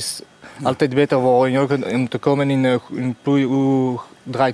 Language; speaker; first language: Dutch; non-native, fluent; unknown